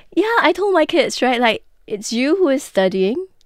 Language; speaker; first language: English; non-native, local second language; Min Nan Chinese